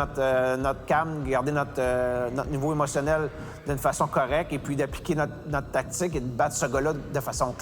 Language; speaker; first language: French; native; French